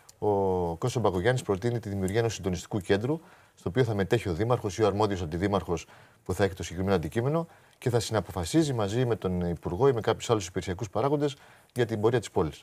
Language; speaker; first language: Greek; native; Greek